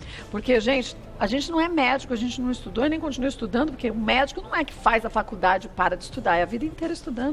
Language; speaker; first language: Portuguese; native; Portuguese